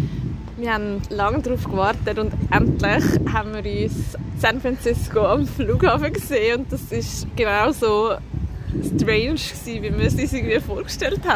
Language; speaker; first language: German; native; German